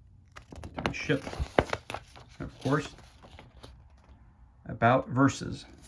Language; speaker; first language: English; native; English